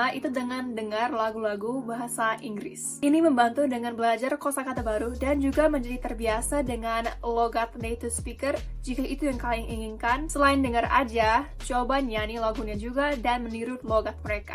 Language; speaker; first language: Indonesian; non-native, fluent; English